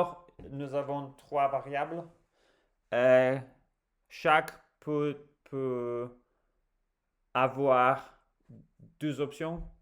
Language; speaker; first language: French; non-native, learner; English